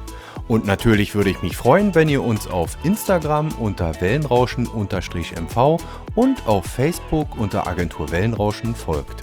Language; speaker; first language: German; native; German